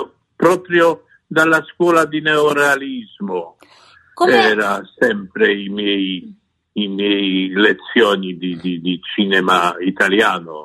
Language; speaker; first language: Italian; non-native, fluent; Polish